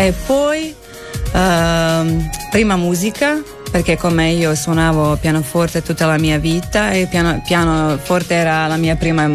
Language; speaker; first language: Italian; non-native, learner; Croatian